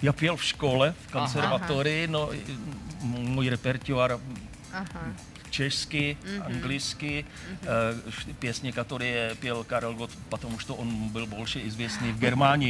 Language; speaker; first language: Russian; non-native, learner; Czech